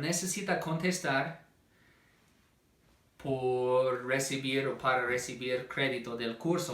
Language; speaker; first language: Spanish; non-native, fluent; English